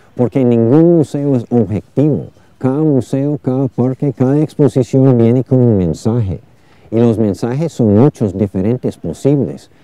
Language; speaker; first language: Spanish; non-native, fluent; English